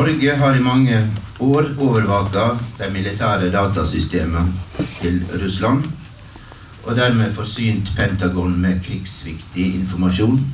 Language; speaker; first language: Norwegian; native; Norwegian